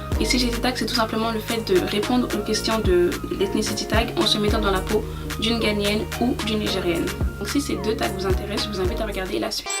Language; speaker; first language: French; native; French